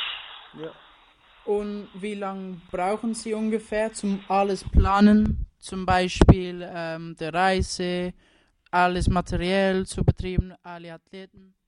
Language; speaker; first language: German; non-native, local second language; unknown